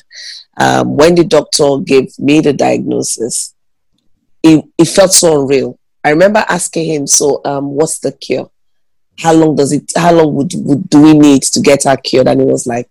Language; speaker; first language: English; non-native, local second language; Igbo